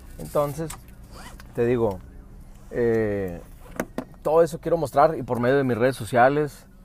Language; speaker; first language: Spanish; early bilingual, heritage; Spanish